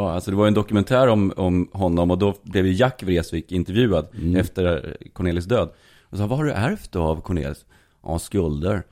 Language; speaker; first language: Swedish; native; Swedish